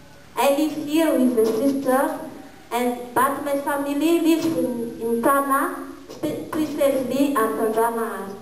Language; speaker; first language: English; non-native, learner; Malagasy